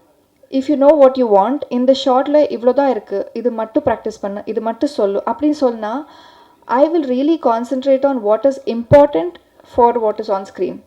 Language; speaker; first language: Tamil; non-native, learner; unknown